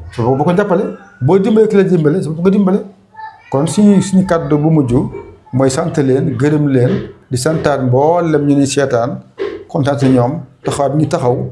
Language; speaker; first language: Wolof; non-native, local second language; Fula